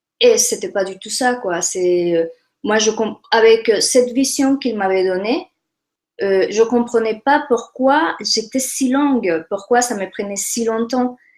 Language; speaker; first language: French; non-native, fluent; Spanish